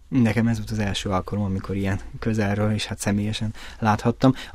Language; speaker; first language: Hungarian; native; Hungarian